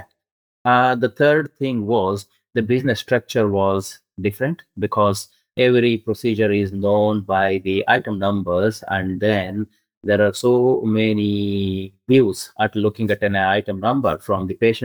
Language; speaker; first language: English; non-native, local second language; Kannada